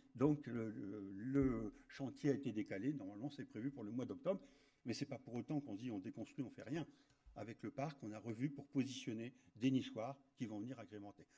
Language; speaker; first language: French; native; French